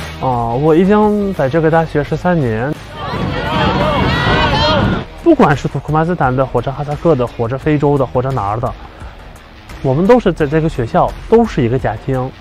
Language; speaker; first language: Chinese; non-native, fluent; Turkmen